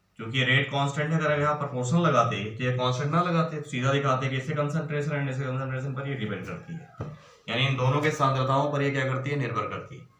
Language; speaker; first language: Hindi; native; Hindi